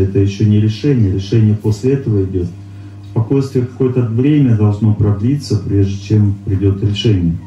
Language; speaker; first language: Russian; native; Russian